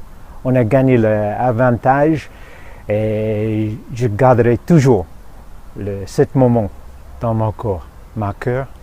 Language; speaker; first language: French; non-native, fluent; English